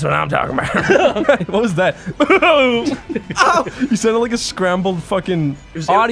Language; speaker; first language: English; native; English